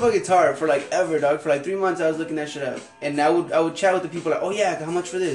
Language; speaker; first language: English; non-native, fluent; Spanish